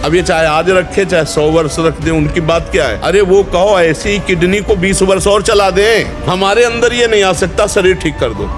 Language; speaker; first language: Hindi; native; Hindi